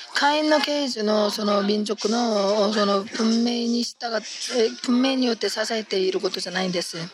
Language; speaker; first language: Japanese; non-native, fluent; Korean